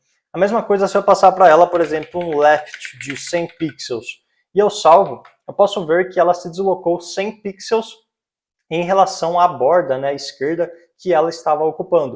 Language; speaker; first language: Portuguese; native; Portuguese